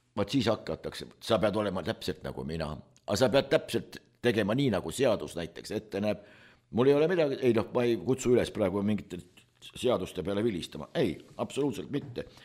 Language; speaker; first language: Estonian; native; Estonian